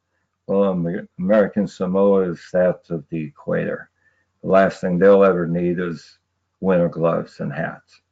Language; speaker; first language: English; native; English